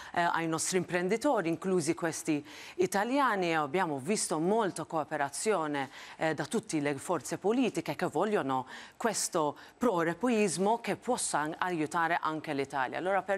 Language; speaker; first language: Italian; non-native, fluent; Maltese